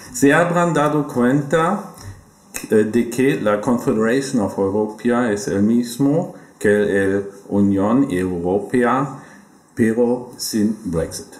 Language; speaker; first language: Spanish; non-native, learner; German